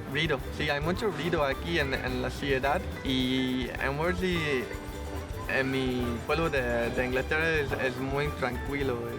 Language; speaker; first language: Spanish; non-native, learner; English